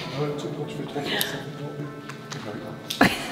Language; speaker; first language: French; native; French